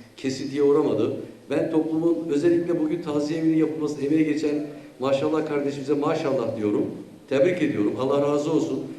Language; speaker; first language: Turkish; native; Turkish